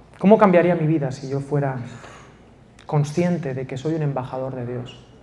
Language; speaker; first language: Spanish; native; Spanish